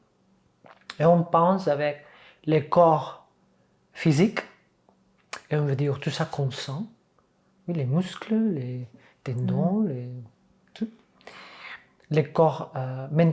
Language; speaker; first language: French; non-native, fluent; Catalan